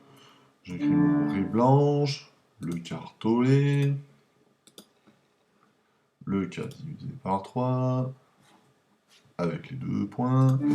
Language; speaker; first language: French; native; French